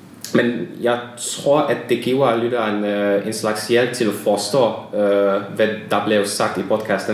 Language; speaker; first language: Danish; non-native, learner; Hungarian